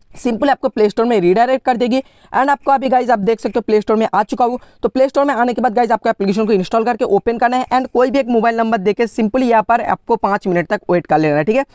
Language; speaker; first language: Hindi; non-native, local second language; Bangla